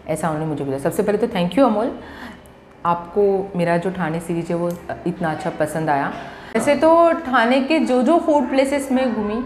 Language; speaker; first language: Hindi; non-native, local second language; Marathi